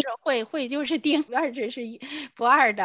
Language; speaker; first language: Chinese; native; Chinese